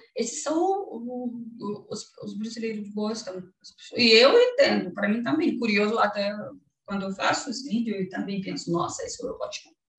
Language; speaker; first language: Portuguese; non-native, learner; Russian